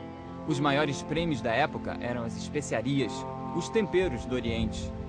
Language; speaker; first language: Portuguese; native; Portuguese